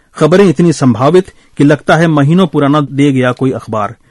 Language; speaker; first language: Hindi; native; Hindi